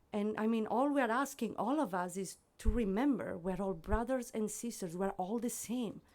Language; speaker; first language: English; non-native, fluent; Italian